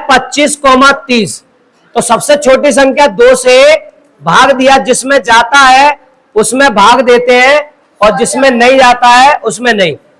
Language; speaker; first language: Hindi; native; Hindi